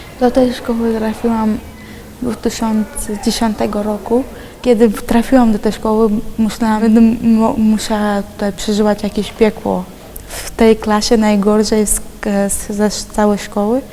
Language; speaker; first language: Polish; non-native, fluent; Chechen